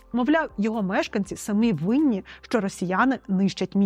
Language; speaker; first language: Ukrainian; non-native, local second language; Russian